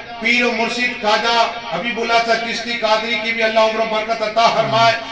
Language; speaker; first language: Urdu; non-native, local second language; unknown